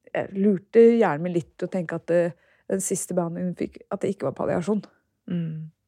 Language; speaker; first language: Norwegian; early bilingual, other home language; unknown